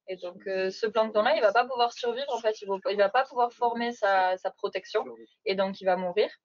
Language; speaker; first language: French; native; French